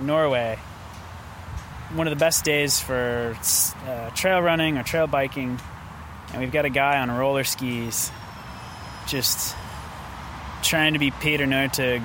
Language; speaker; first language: English; native; English